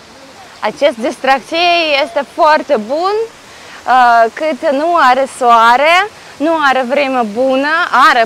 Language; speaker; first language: Romanian; non-native, learner; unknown